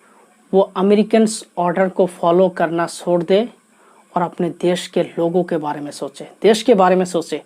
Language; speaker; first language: Hindi; non-native, local second language; Assamese